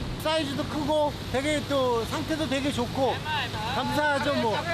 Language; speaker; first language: Korean; native; Korean